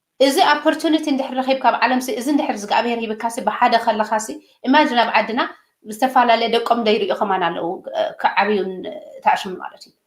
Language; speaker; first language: Tigrinya; native; Tigrinya